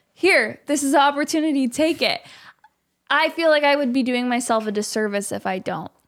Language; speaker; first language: English; native; English